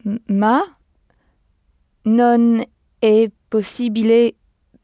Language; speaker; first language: Italian; non-native, learner; French